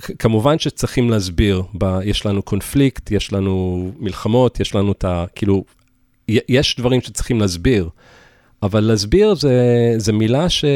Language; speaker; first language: Hebrew; early bilingual, heritage; English